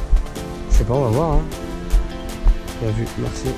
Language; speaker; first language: French; native; French